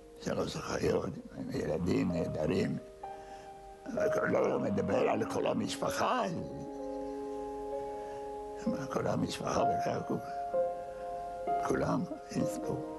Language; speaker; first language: Hebrew; non-native, fluent; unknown